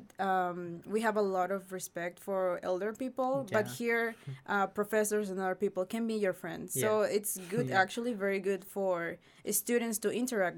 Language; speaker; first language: English; non-native, fluent; Spanish